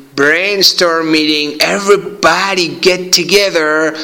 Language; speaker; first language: English; non-native, fluent; Persian